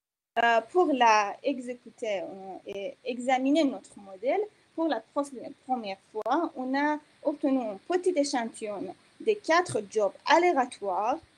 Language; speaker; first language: French; non-native, fluent; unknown